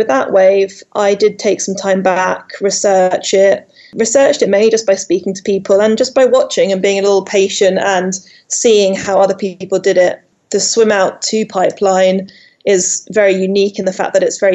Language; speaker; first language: English; native; English